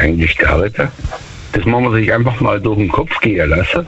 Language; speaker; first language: German; native; German